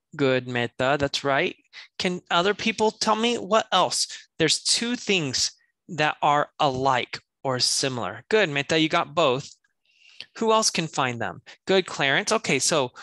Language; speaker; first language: English; native; English